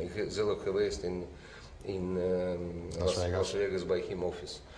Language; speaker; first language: Dutch; non-native, learner; Russian